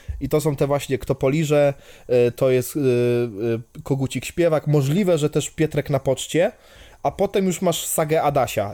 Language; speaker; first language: Polish; native; Polish